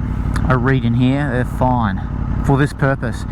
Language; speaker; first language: English; native; English